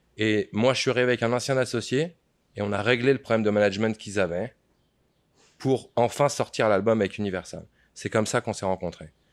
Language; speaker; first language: French; native; French